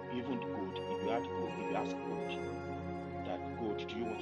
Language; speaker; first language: English; non-native, local second language; Yoruba